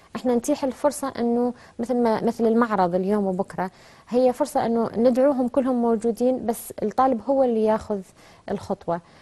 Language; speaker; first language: Arabic; native; Arabic